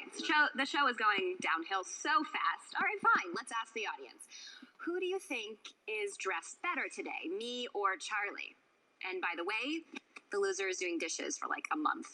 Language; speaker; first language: English; native; English